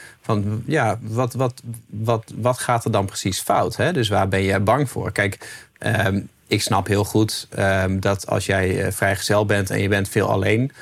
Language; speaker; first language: Dutch; native; Dutch